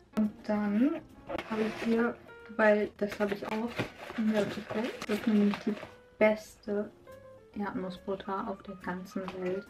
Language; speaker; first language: German; native; German